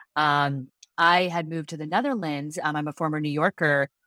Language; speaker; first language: English; native; English